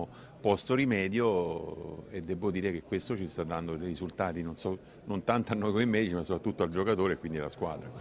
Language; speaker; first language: Italian; native; Italian